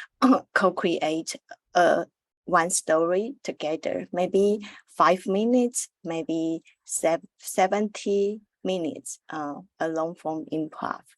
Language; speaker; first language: English; non-native, learner; Chinese